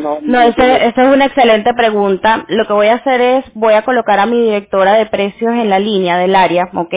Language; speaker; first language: Spanish; non-native, fluent; English